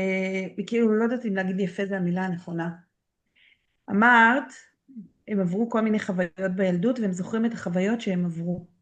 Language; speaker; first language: Hebrew; native; Hebrew